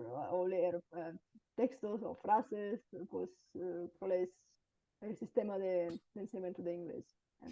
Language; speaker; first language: Spanish; non-native, fluent; Bulgarian